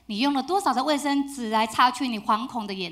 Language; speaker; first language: Chinese; native; Chinese